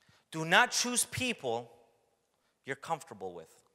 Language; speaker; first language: English; early bilingual, other home language; Romanian